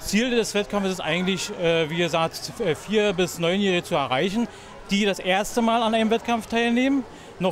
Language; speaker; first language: German; native; German